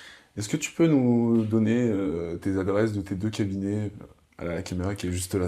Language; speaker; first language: French; native; French